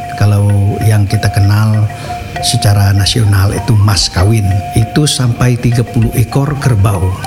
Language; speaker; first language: Indonesian; non-native, local second language; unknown